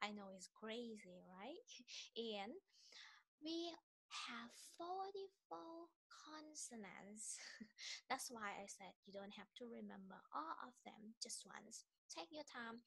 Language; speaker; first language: English; non-native, fluent; Thai